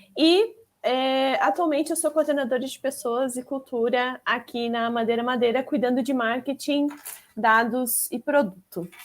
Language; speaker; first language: Portuguese; native; Portuguese